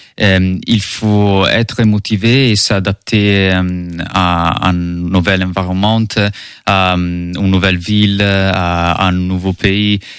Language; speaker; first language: French; non-native, learner; Italian